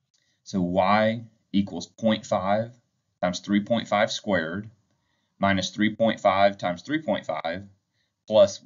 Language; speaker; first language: English; native; English